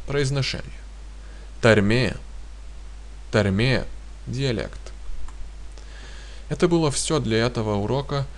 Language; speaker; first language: Russian; non-native, fluent; Lithuanian